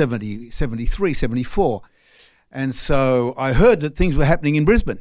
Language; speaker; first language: English; non-native, local second language; French